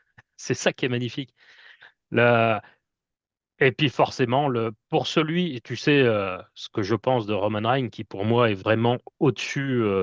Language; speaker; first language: French; native; French